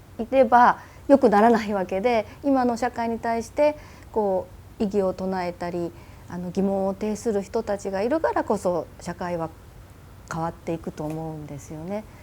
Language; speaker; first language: Japanese; native; Japanese